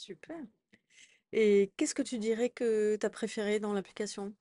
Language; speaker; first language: French; native; French